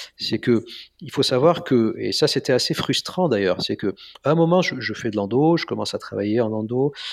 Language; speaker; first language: French; non-native, local second language; Arabic